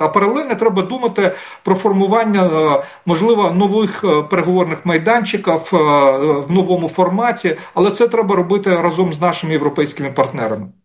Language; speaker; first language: Ukrainian; native; Ukrainian